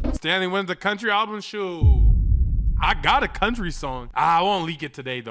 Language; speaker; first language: English; native; English